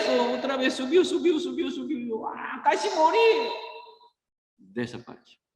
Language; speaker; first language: Spanish; non-native, learner; Korean